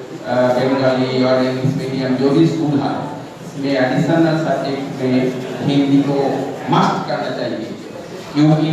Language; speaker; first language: Hindi; non-native, local second language; Bangla